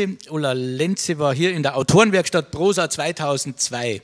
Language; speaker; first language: German; native; German